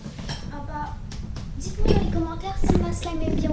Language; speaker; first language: French; native; French